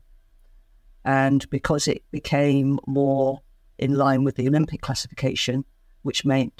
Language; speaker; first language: English; native; English